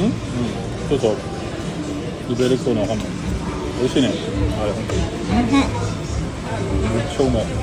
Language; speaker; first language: Japanese; non-native, learner; French